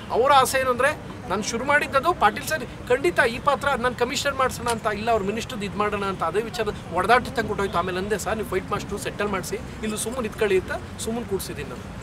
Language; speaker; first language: Kannada; native; Kannada